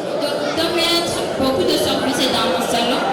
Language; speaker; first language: French; non-native, local second language; Rundi